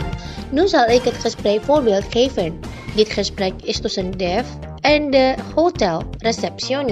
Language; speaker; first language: Dutch; non-native, fluent; Indonesian